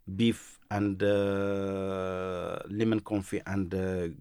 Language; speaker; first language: English; non-native, learner; Arabic